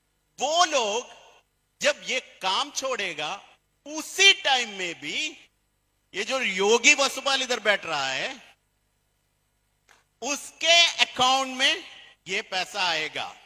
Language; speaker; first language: Hindi; non-native, fluent; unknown